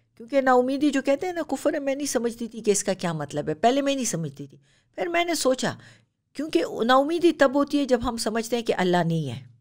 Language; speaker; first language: Urdu; non-native, local second language; Pashto